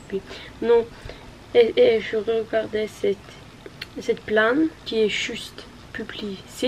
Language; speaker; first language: French; non-native, learner; Norwegian